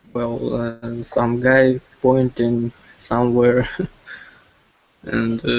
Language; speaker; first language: English; non-native, learner; Russian